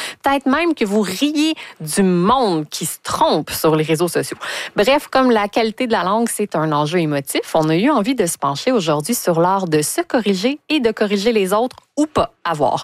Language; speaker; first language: French; native; French